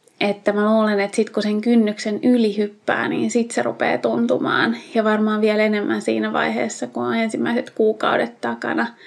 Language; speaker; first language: Finnish; native; Finnish